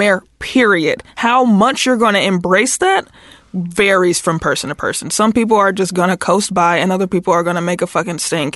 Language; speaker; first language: English; native; English